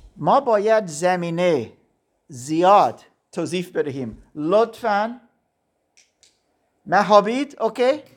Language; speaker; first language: Persian; non-native, learner; German